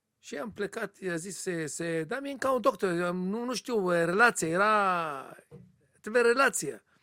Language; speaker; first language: Romanian; non-native, learner; Hebrew